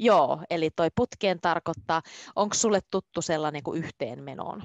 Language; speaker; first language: Finnish; native; Finnish